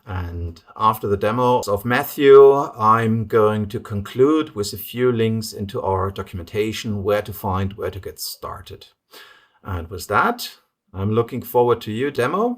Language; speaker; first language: English; non-native, fluent; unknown